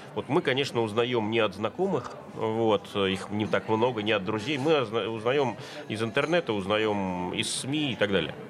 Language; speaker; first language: Russian; native; Russian